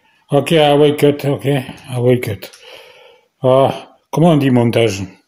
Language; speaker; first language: English; non-native, learner; French